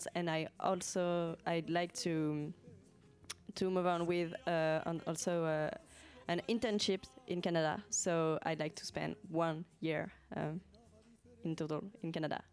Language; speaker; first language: English; non-native, learner; French